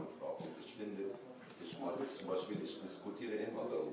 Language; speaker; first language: German; non-native, learner; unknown